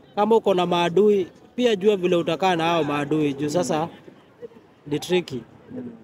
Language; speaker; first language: Swahili; non-native, local second language; Kikuyu